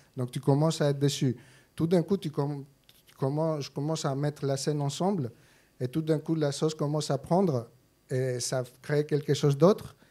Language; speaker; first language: French; non-native, fluent; Greek